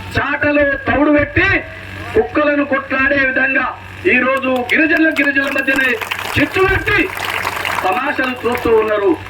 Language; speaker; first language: Telugu; non-native, local second language; Lambadi